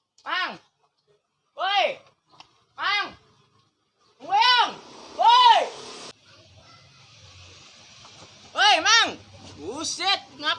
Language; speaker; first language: Indonesian; native; Indonesian